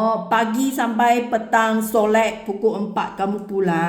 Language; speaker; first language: Indonesian; non-native, learner; Filipino